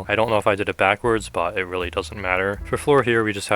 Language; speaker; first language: English; native; English